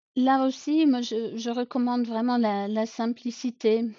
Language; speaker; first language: French; non-native, fluent; German